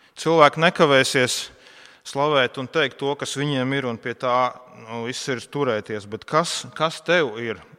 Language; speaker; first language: Latvian; non-native, local second language; Russian